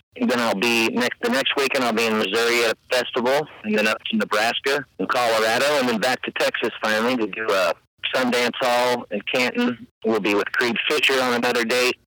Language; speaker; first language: English; native; English